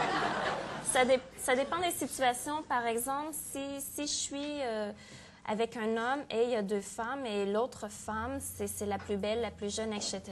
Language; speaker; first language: French; native; French